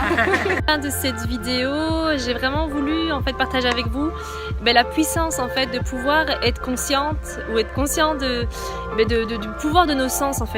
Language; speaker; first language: French; native; French